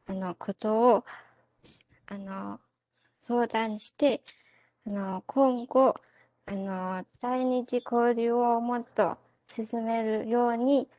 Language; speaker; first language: Japanese; non-native, learner; Chinese